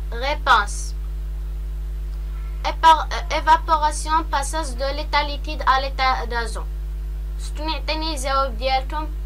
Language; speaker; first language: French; non-native, local second language; Arabic